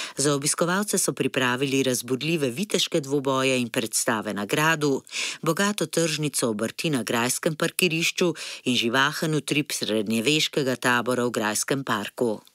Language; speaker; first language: Slovenian; native; Slovenian